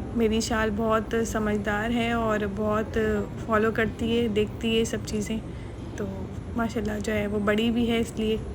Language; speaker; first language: Urdu; native; Urdu